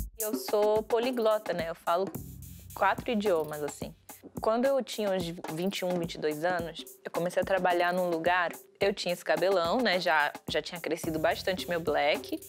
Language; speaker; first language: Portuguese; early bilingual, heritage; Portuguese